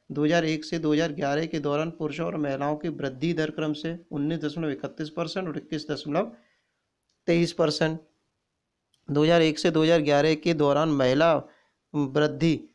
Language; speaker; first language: Hindi; native; Hindi